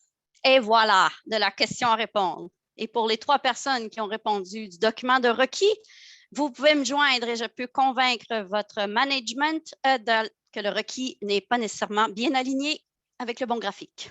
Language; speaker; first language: French; native; French